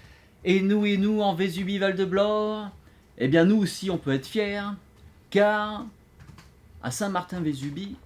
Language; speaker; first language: French; native; French